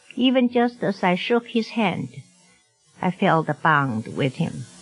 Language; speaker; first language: English; non-native, fluent; Chinese